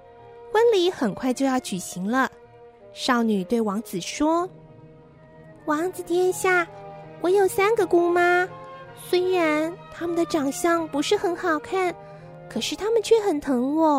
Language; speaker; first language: Chinese; native; Chinese